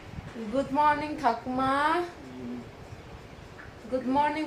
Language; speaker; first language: Hindi; non-native, local second language; Bangla